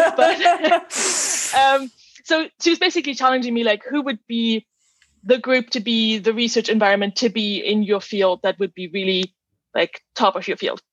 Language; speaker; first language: English; non-native, fluent; German